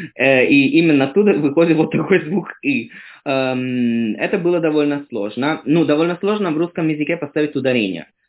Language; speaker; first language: Russian; non-native, fluent; Italian